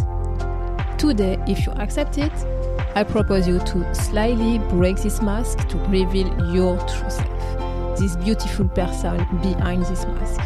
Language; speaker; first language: English; non-native, fluent; French